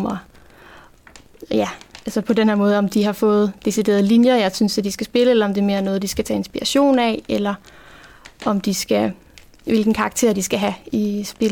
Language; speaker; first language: Danish; native; Danish